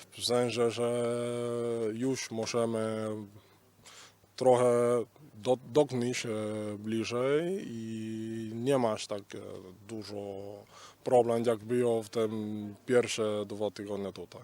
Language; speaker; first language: Polish; non-native, learner; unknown